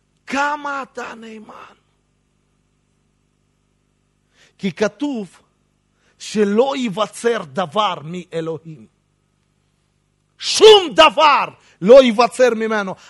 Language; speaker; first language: Hebrew; non-native, fluent; Russian